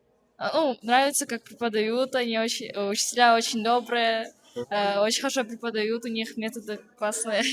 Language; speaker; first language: Russian; non-native, local second language; Kyrgyz